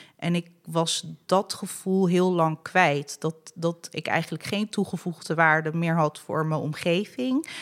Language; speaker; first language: Dutch; early bilingual, other home language; Arabic